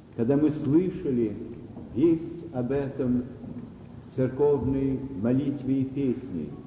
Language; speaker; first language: Russian; native; Russian